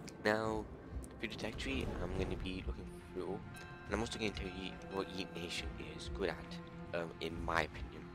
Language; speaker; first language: English; native; English